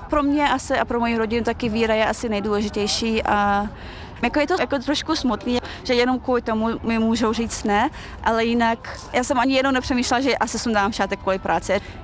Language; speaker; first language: Czech; early bilingual, heritage; Czech